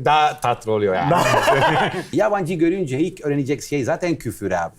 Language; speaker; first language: Turkish; non-native, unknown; Italian